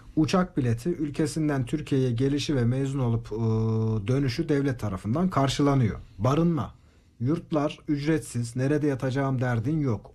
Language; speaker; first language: Turkish; native; Turkish